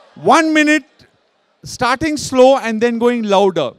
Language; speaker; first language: English; non-native, local second language; Hindi